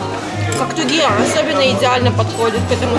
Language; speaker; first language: Russian; native; Russian